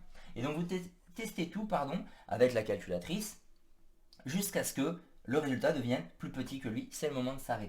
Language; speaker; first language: French; native; French